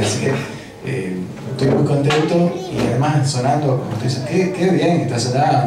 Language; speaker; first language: Spanish; native; Spanish